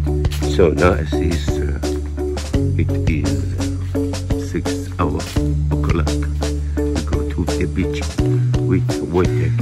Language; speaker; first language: English; non-native, learner; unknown